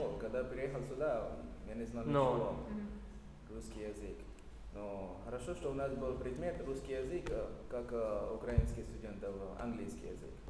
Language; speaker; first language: Russian; non-native, learner; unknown